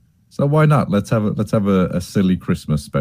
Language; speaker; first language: English; native; English